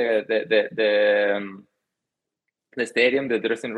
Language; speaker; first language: English; non-native, fluent; Spanish